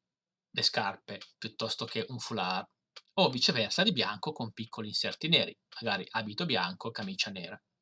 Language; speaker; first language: Italian; native; Italian